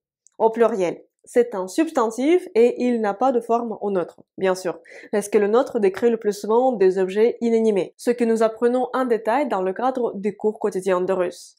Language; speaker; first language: French; non-native, fluent; Russian